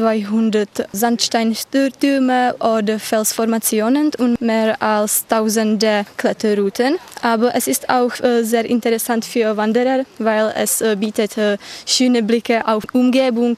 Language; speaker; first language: German; non-native, fluent; Czech